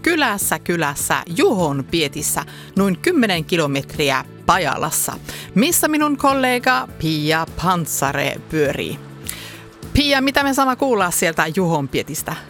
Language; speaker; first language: Finnish; native; Finnish